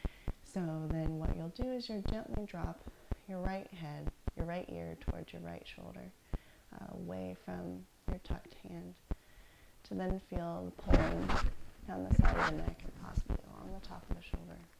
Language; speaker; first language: English; native; English